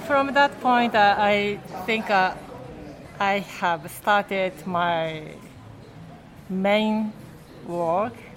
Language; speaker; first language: English; non-native, learner; Japanese